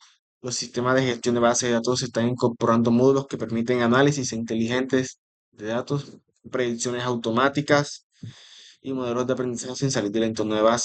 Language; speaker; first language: Spanish; native; Spanish